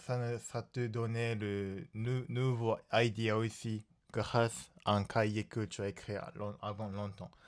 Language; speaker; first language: French; non-native, learner; Japanese